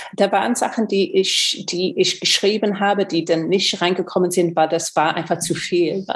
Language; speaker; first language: German; non-native, fluent; English